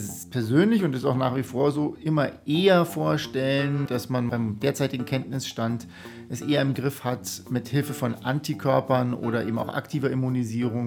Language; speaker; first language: German; native; German